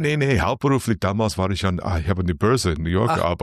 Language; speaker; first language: German; non-native, learner; English